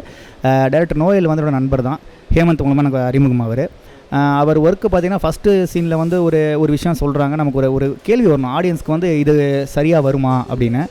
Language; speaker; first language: Tamil; native; Tamil